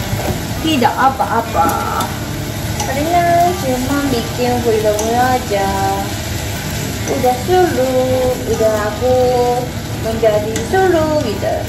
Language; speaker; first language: Indonesian; non-native, learner; Japanese